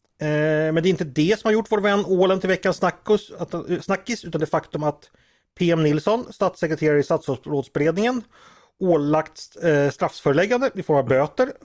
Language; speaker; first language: Swedish; native; Swedish